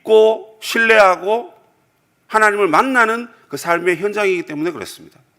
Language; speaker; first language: Korean; native; Korean